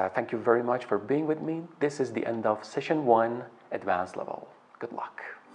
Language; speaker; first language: English; non-native, fluent; Persian